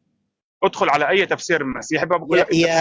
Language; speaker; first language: Arabic; native; Arabic